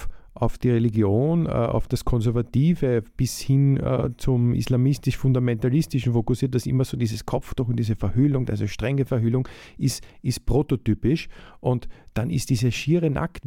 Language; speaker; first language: German; native; German